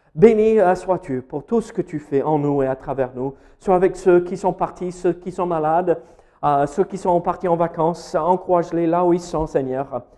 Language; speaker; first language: French; non-native, fluent; English